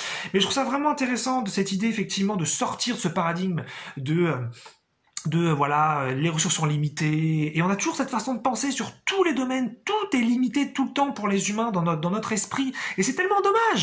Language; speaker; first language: French; native; French